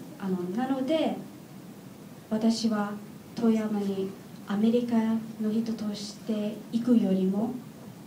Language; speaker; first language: Japanese; non-native, learner; English